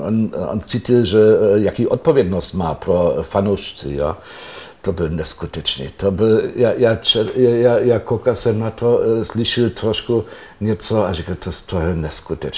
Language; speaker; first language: Czech; non-native, fluent; German